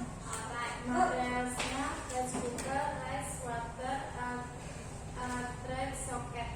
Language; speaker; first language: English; non-native, learner; Indonesian